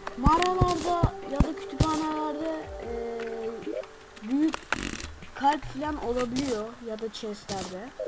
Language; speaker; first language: Turkish; native; Turkish